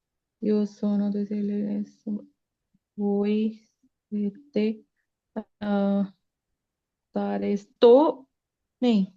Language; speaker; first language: Italian; non-native, learner; Punjabi